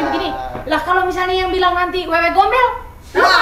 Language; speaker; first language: Indonesian; native; Indonesian